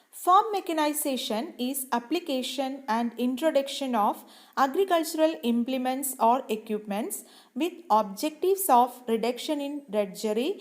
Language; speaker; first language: English; non-native, local second language; Malayalam